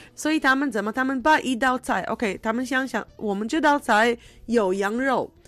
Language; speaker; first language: Chinese; non-native, fluent; Hebrew